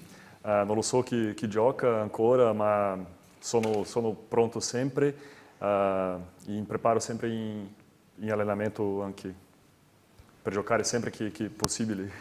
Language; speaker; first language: Italian; non-native, learner; Portuguese